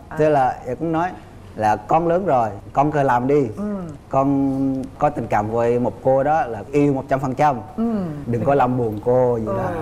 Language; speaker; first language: Vietnamese; non-native, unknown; Indonesian